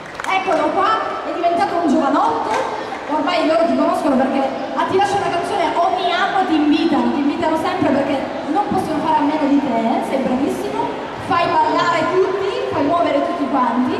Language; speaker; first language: Italian; native; Italian